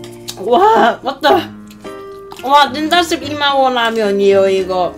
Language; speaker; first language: Korean; non-native, learner; Cantonese